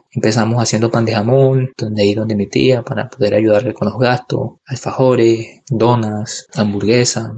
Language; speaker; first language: Spanish; native; Spanish